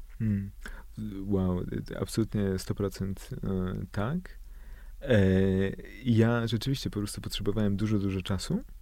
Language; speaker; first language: Polish; native; Polish